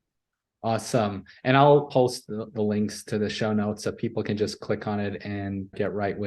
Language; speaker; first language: English; native; English